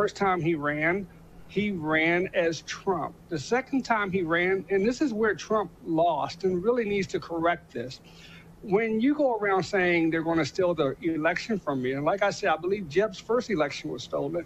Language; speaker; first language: English; native; English